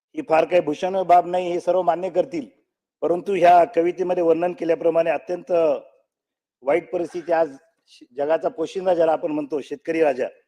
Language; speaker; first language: Marathi; native; Marathi